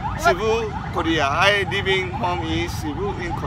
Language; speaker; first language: English; non-native, learner; Korean